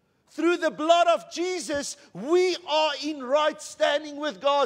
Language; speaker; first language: English; non-native, local second language; Afrikaans